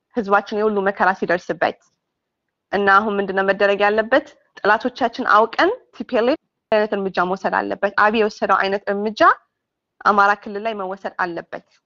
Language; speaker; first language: Amharic; non-native, local second language; Tigrinya